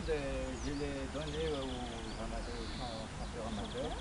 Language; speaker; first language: French; non-native, local second language; Kabyle